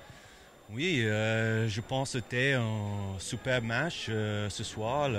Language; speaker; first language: French; non-native, learner; English